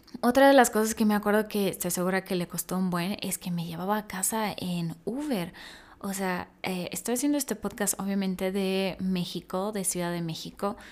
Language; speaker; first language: Spanish; early bilingual, other home language; Russian